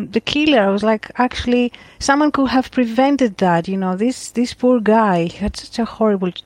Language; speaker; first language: English; non-native, fluent; Greek